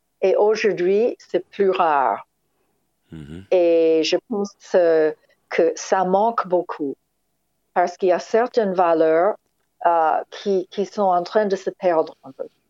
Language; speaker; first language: French; non-native, fluent; English